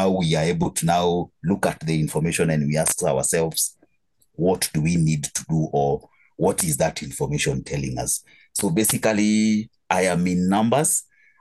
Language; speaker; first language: English; non-native, local second language; Kikuyu